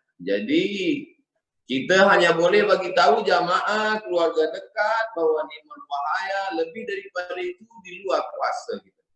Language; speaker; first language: Malay; native; Malay